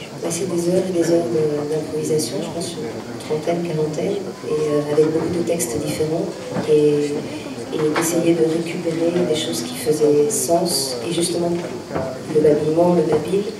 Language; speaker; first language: French; native; French